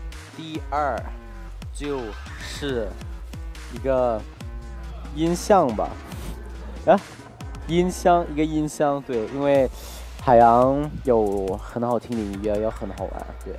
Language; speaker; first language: Chinese; non-native, fluent; Thai